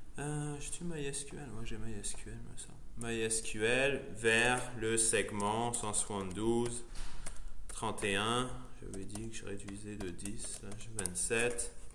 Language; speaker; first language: French; native; French